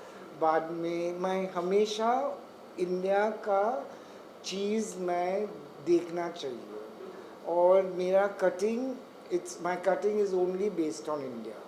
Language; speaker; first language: Hindi; non-native, learner; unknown